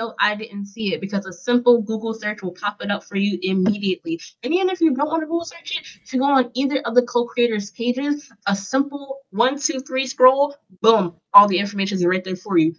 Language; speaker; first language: English; native; English